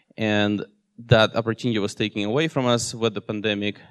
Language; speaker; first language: English; non-native, fluent; Russian